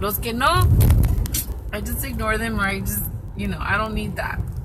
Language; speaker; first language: English; early bilingual, other home language; Spanish